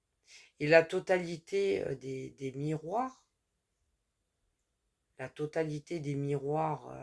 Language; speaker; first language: French; native; French